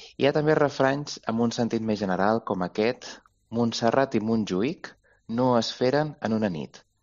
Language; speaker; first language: Catalan; native; Catalan